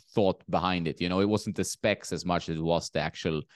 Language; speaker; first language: English; non-native, fluent; Swedish